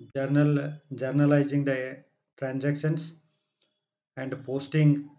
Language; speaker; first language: English; non-native, local second language; Kannada